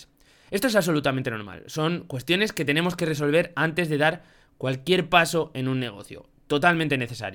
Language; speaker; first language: Spanish; native; Spanish